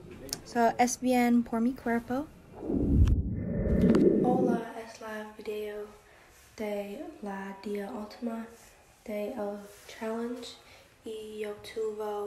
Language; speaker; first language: Spanish; non-native, learner; English